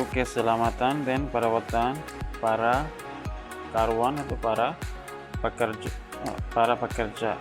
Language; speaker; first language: Indonesian; non-native, learner; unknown